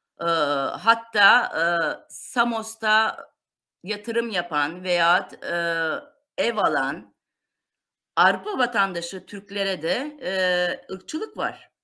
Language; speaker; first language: Turkish; non-native, local second language; Armenian